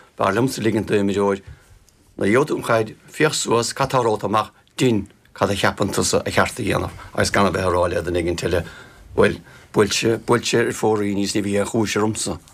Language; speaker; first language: Irish; native; Irish